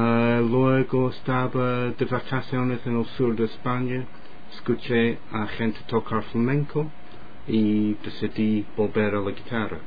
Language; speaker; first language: Spanish; non-native, fluent; English